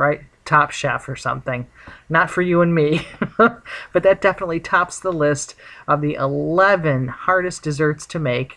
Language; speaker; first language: English; native; English